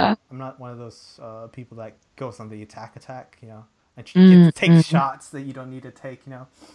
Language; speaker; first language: English; native; English